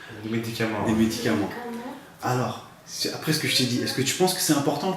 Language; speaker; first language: French; native; French